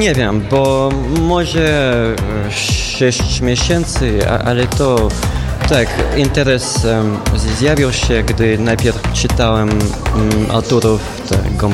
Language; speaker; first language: Polish; non-native, learner; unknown